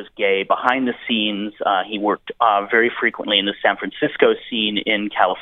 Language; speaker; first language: English; native; English